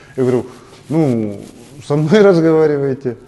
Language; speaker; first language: Russian; non-native, local second language; Kazakh